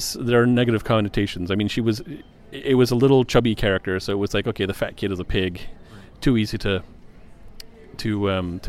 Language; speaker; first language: English; native; English